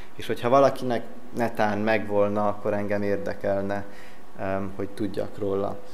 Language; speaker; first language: Hungarian; early bilingual, heritage; English